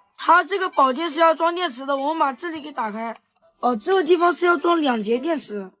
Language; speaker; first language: Chinese; native; Chinese